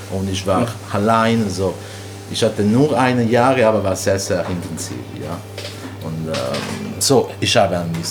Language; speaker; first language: German; non-native, learner; Italian